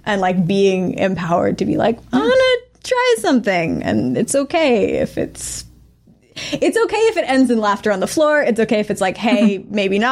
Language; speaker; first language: English; native; English